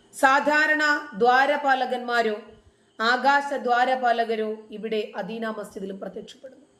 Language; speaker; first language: Malayalam; native; Malayalam